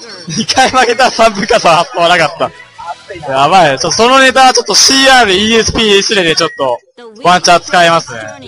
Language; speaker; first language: Japanese; native; Japanese